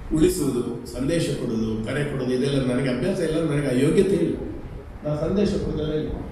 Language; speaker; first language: Kannada; non-native, local second language; Konkani